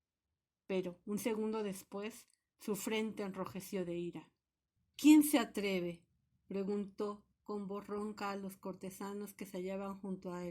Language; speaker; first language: Spanish; native; Spanish